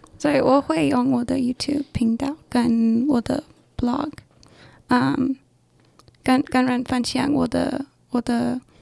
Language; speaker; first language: Chinese; non-native, learner; English